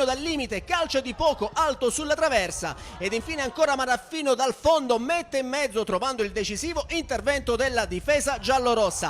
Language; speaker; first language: Italian; native; Italian